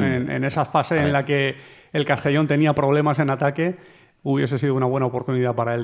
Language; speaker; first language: Spanish; native; Spanish